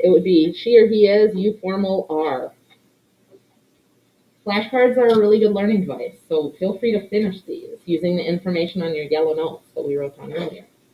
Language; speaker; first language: English; native; English